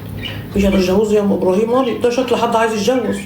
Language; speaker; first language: Arabic; native; Arabic